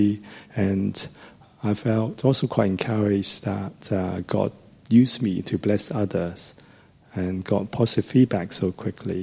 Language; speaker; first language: English; non-native, local second language; Cantonese